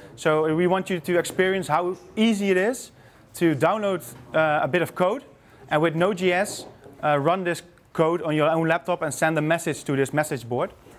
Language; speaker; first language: English; non-native, fluent; Dutch